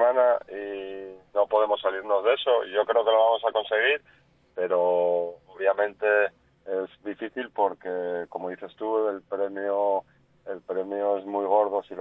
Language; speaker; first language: Spanish; native; Spanish